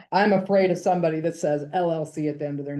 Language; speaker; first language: English; native; English